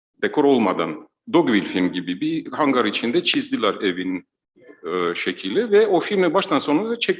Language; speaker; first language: Turkish; non-native, fluent; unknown